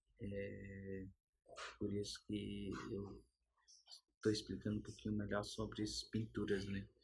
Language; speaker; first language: Portuguese; non-native, local second language; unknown